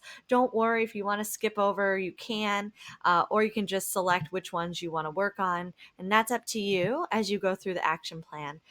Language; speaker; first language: English; native; English